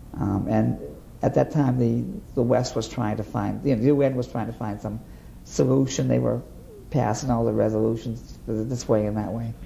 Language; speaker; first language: English; native; English